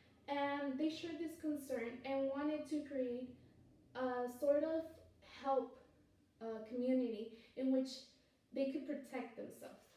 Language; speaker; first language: English; non-native, fluent; Spanish